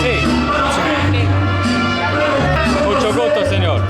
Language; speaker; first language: Spanish; non-native, learner; English